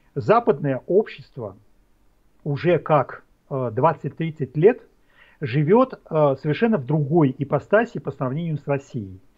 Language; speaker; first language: Russian; native; Russian